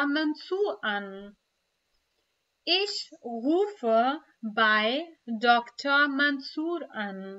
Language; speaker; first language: German; non-native, fluent; Urdu